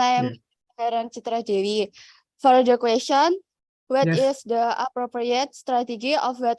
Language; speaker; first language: English; non-native, fluent; Indonesian